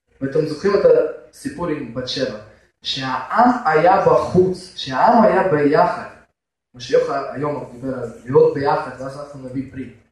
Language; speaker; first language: Hebrew; non-native, fluent; Russian